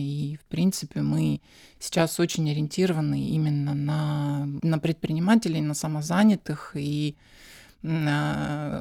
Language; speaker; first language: Russian; native; Russian